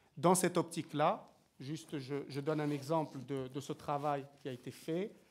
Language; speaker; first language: French; native; French